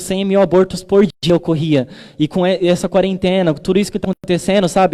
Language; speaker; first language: Portuguese; native; Portuguese